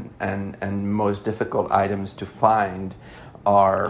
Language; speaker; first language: English; non-native, fluent; French